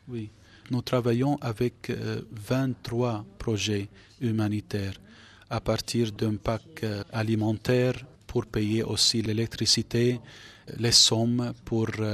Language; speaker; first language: French; non-native, fluent; Arabic